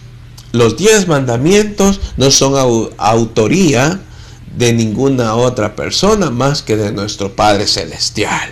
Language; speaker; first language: Spanish; native; Spanish